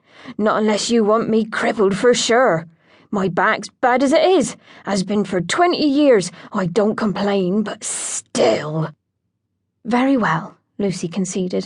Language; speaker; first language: English; native; English